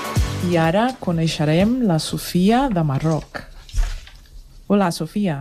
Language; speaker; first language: Catalan; non-native, learner; Portuguese